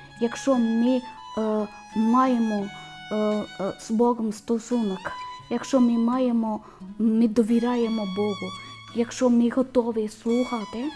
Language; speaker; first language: Ukrainian; non-native, learner; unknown